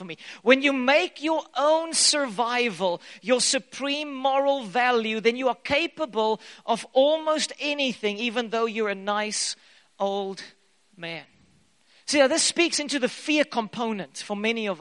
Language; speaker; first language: English; native; English